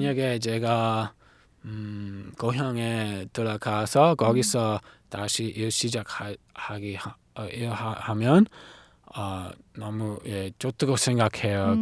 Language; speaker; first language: Korean; non-native, learner; English